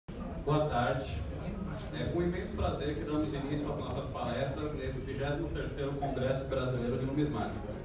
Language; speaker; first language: Portuguese; native; Portuguese